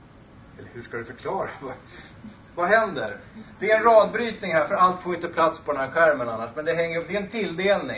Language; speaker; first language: Swedish; native; Swedish